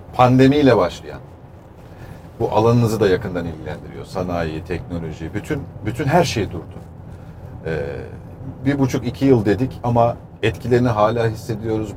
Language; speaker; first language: Turkish; native; Turkish